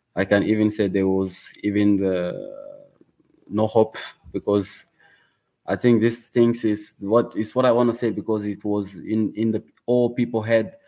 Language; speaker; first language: English; non-native, learner; Wolof